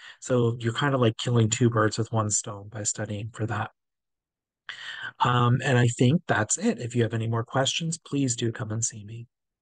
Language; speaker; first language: English; native; English